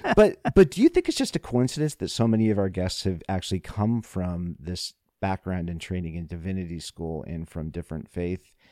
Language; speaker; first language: English; native; English